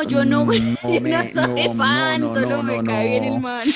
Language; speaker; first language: Spanish; native; Spanish